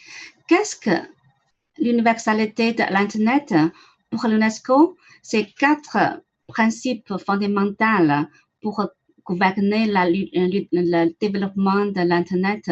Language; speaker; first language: French; non-native, learner; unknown